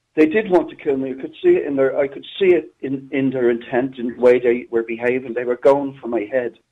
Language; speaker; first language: English; native; English